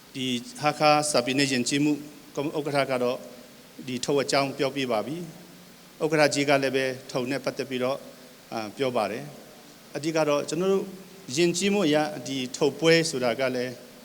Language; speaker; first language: Burmese; non-native, local second language; Hakha Chin